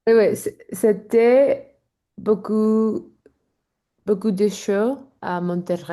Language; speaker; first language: French; non-native, learner; English